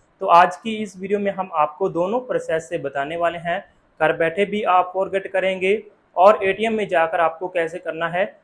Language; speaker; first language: Hindi; non-native, local second language; Punjabi